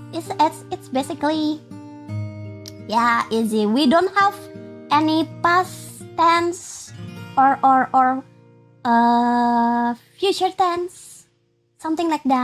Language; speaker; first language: English; non-native, fluent; Indonesian